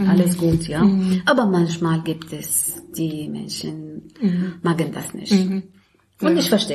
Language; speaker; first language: German; non-native, learner; Arabic